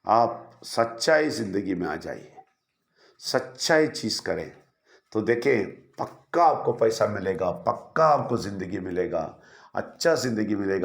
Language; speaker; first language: Hindi; non-native, local second language; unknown